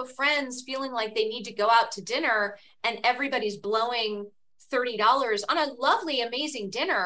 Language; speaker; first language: English; native; English